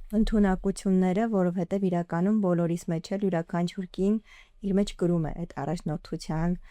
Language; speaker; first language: Armenian; early bilingual, heritage; Armenian